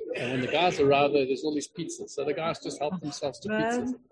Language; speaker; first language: English; native; English